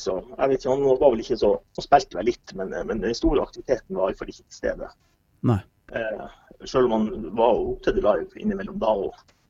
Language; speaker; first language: Norwegian; native; Norwegian